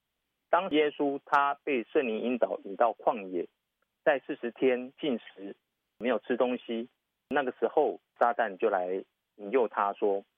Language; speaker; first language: Chinese; native; Chinese